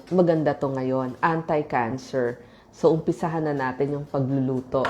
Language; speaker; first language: Filipino; native; Filipino